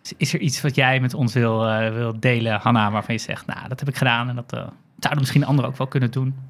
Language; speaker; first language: Dutch; native; Dutch